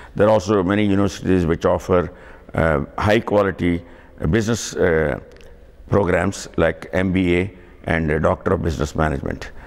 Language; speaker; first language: English; non-native, local second language; Tamil